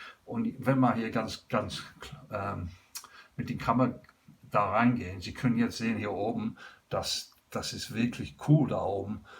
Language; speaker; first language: German; non-native, learner; English